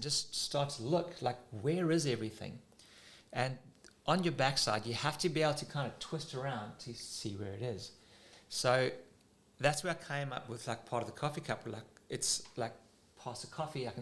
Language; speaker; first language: English; native; English